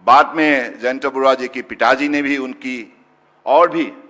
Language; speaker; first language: Hindi; non-native, local second language; Assamese